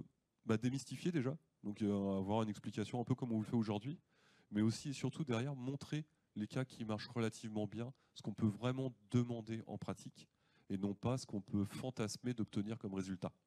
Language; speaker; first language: French; native; French